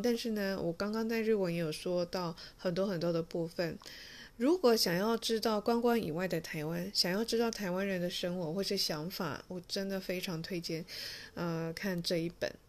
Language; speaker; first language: Chinese; non-native, fluent; Japanese